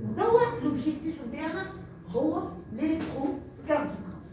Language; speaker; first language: French; non-native, local second language; Arabic